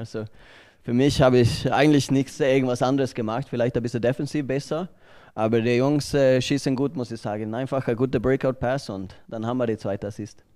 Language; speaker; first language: German; non-native, learner; Swedish